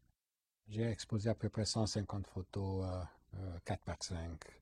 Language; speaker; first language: French; non-native, fluent; Hungarian